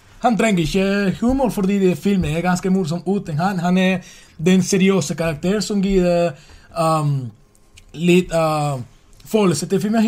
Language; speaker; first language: Norwegian; non-native, learner; Swedish